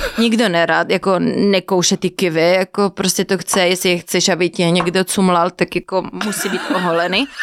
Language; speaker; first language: Czech; non-native, fluent; Spanish